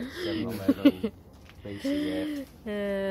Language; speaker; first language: English; native; English